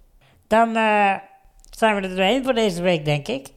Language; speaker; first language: Dutch; native; Dutch